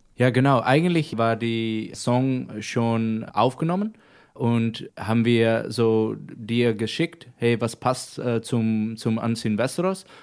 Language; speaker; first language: German; non-native, learner; Dutch